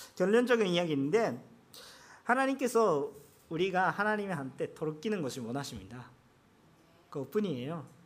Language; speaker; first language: Korean; non-native, fluent; Japanese